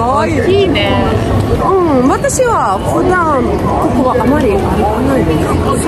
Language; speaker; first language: Japanese; non-native, fluent; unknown